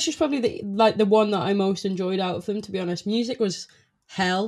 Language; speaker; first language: English; native; English